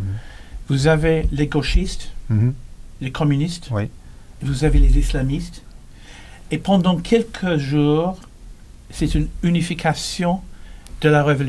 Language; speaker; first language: French; non-native, learner; English